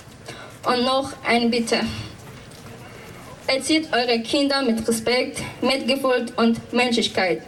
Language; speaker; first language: German; non-native, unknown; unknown